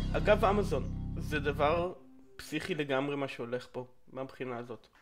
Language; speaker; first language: Hebrew; native; Hebrew